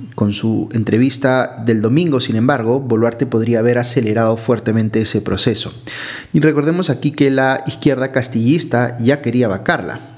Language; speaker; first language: Spanish; native; Spanish